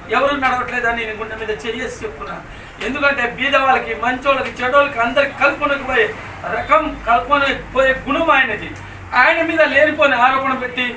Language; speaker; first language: Telugu; non-native, local second language; Lambadi